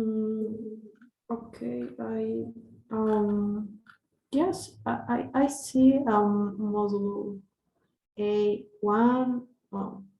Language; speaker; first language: English; non-native, learner; Spanish